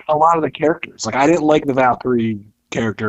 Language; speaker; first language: English; native; English